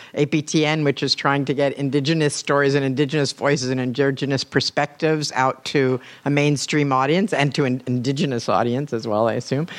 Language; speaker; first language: English; native; English